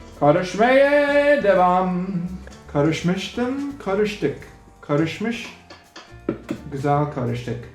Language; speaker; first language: Turkish; non-native, learner; English